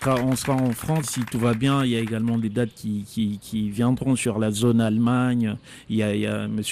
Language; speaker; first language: French; non-native, local second language; Lingala